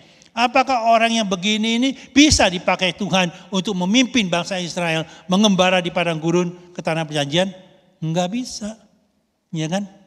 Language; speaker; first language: Indonesian; native; Indonesian